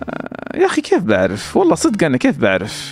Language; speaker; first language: Arabic; native; Arabic